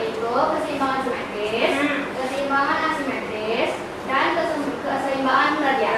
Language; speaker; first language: Indonesian; native; Indonesian